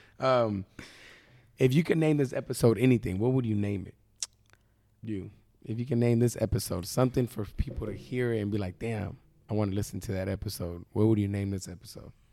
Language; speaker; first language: English; native; English